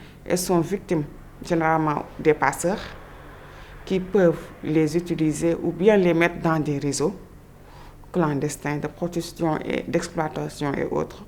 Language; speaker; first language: French; non-native, local second language; Wolof